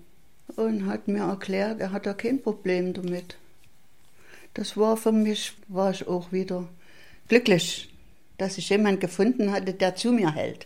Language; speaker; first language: German; native; German